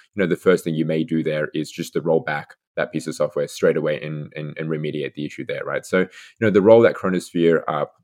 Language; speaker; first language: English; native; English